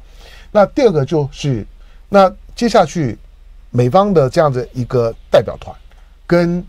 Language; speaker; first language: Chinese; native; Chinese